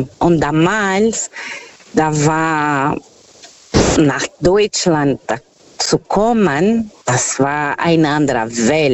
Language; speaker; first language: German; non-native, fluent; Portuguese